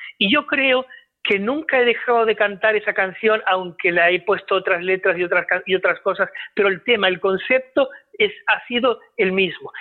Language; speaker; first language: Spanish; native; Spanish